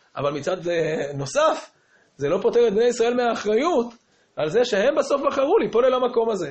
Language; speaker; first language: Hebrew; native; Hebrew